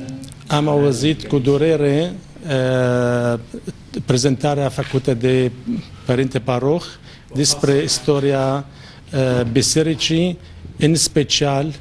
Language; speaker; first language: Romanian; non-native, fluent; Arabic